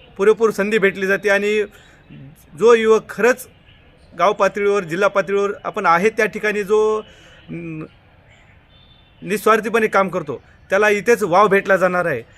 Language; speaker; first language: Marathi; native; Marathi